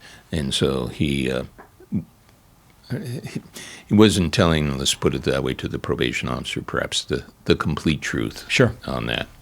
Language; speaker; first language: English; native; English